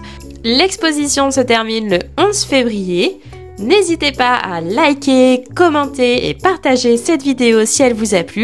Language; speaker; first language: French; native; French